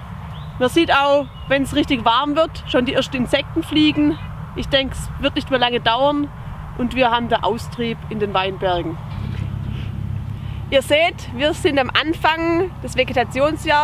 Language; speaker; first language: German; native; German